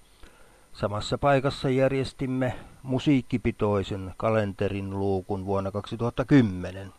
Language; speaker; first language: Finnish; native; Finnish